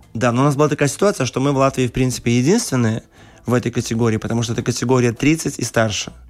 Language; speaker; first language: Russian; native; Russian